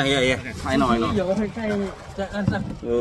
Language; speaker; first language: English; non-native, learner; Indonesian